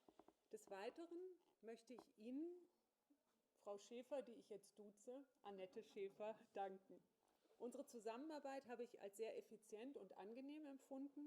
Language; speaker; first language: German; native; German